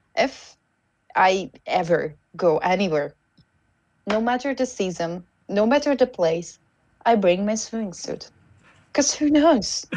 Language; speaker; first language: English; non-native, fluent; Hungarian